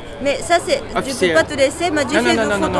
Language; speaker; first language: French; non-native, learner; Japanese